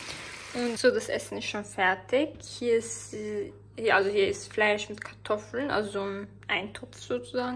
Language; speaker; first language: German; early bilingual, other home language; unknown